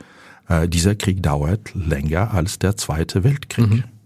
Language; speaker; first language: German; non-native, fluent; Ukrainian